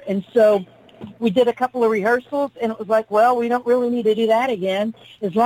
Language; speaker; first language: English; native; English